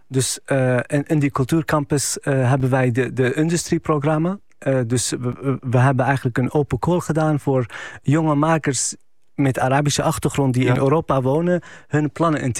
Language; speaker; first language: Dutch; non-native, fluent; Arabic